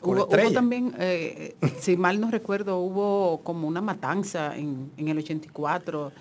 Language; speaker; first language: Spanish; native; Spanish